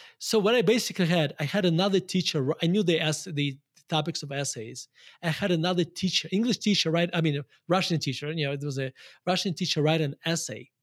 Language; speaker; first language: English; non-native, fluent; Russian